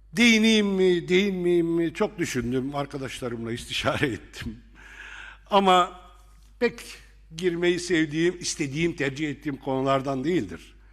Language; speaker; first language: Turkish; non-native, local second language; Arabic